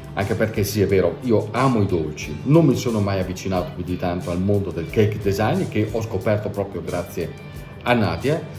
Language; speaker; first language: Italian; native; Italian